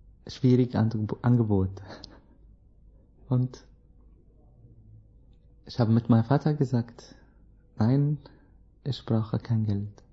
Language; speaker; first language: German; non-native, learner; Arabic